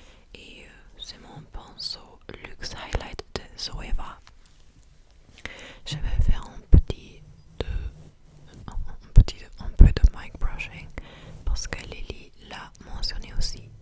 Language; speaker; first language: French; non-native, fluent; English